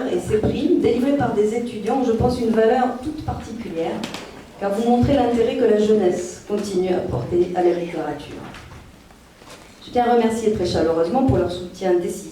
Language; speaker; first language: French; native; French